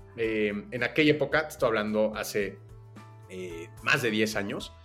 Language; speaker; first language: Spanish; native; Spanish